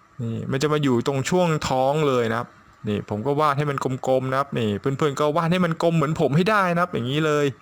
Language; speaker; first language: Thai; native; Thai